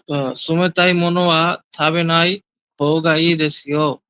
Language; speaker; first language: Japanese; non-native, learner; Bangla